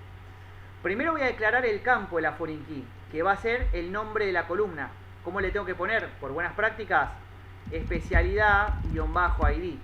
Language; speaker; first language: Spanish; native; Spanish